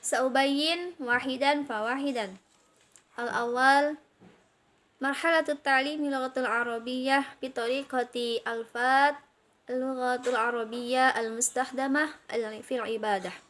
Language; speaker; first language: Arabic; non-native, learner; Indonesian